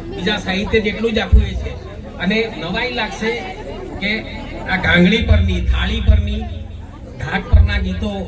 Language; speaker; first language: Gujarati; non-native, local second language; Kukna